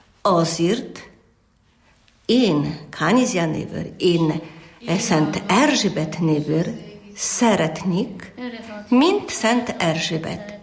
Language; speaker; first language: Hungarian; non-native, learner; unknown